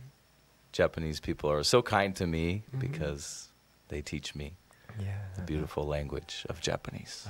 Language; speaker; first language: English; non-native, fluent; Spanish